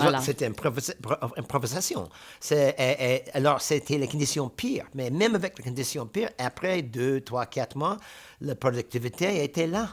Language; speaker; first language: French; non-native, fluent; English